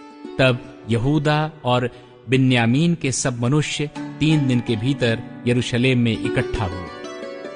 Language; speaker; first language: Hindi; native; Hindi